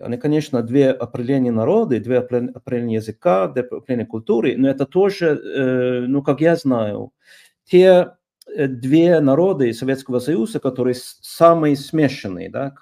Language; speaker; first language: Russian; non-native, fluent; Norwegian